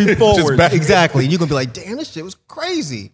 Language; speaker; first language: English; native; English